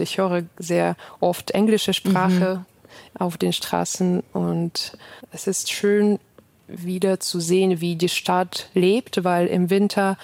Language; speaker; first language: German; non-native, fluent; Ukrainian